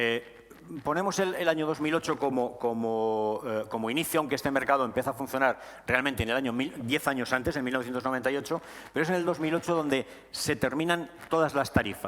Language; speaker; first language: Spanish; native; Spanish